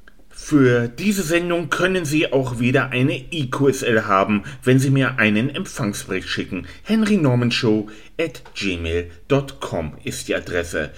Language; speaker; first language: German; native; German